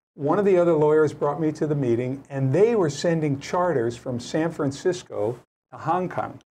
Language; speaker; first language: English; native; English